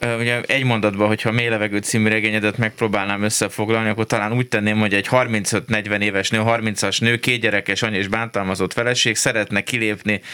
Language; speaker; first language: Hungarian; native; Hungarian